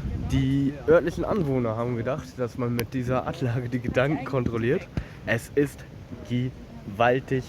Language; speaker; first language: German; native; German